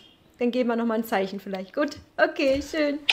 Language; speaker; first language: German; native; German